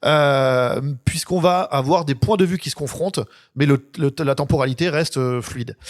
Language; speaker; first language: French; native; French